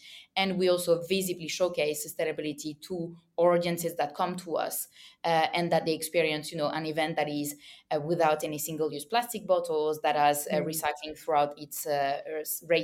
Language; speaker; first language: English; non-native, fluent; French